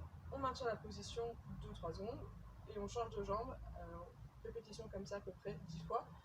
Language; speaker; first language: French; native; French